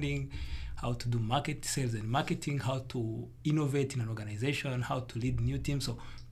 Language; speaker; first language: English; non-native, local second language; Kinyarwanda